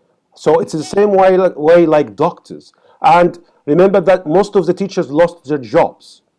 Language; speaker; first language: English; non-native, fluent; Arabic